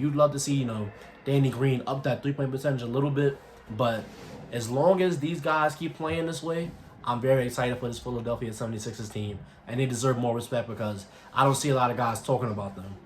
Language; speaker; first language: English; native; English